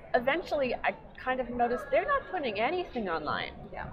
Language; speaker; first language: English; native; English